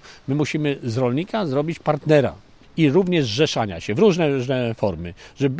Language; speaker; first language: Polish; native; Polish